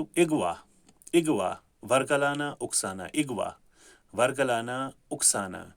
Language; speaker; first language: Urdu; non-native, local second language; Kashmiri